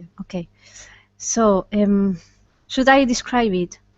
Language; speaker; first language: English; non-native, fluent; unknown